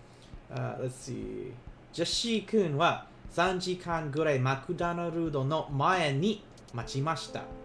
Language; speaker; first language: Japanese; non-native, learner; English